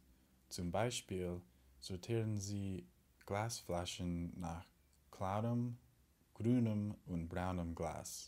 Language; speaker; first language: German; non-native, learner; English